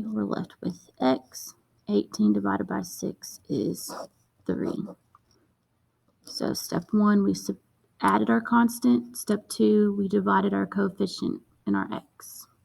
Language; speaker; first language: English; native; English